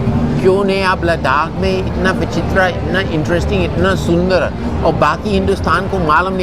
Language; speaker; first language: Hindi; non-native, learner; English